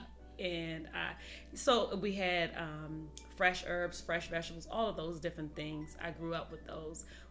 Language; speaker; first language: English; native; English